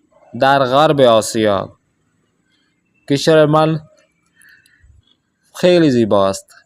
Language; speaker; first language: Persian; non-native, fluent; Urdu